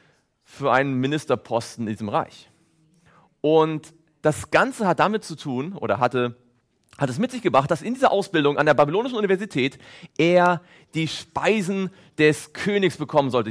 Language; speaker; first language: German; native; German